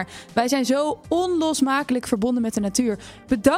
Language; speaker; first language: Dutch; native; Dutch